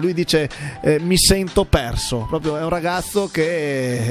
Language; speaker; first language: Italian; native; Italian